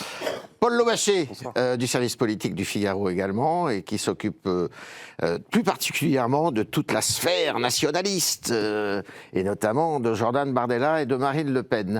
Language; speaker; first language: French; native; French